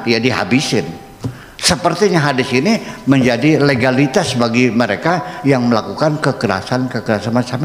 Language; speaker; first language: Indonesian; native; Indonesian